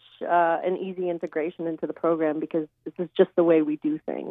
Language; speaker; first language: English; native; English